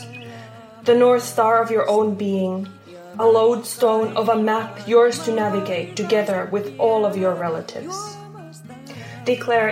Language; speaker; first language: English; non-native, fluent; Finnish